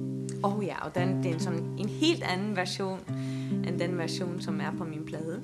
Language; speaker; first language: Danish; non-native, local second language; Faroese